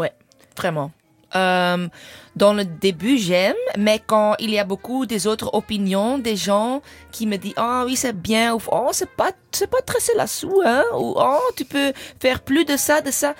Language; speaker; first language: French; non-native, learner; English